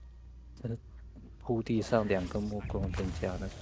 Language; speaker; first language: Chinese; native; Chinese